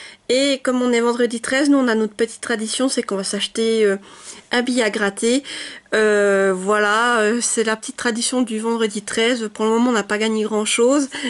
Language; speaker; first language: French; native; French